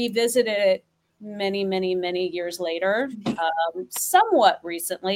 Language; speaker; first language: English; native; English